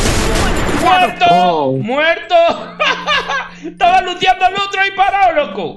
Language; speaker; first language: Spanish; native; Spanish